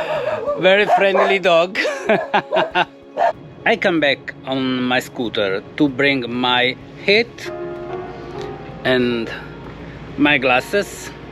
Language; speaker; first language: English; non-native, learner; Italian